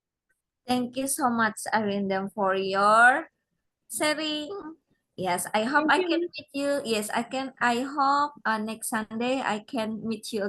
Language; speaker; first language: English; non-native, learner; Indonesian